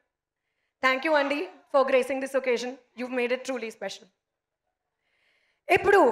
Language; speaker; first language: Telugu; non-native, local second language; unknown